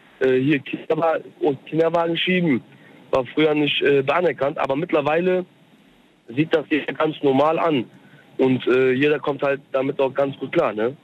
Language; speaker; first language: German; early bilingual, other home language; Turkish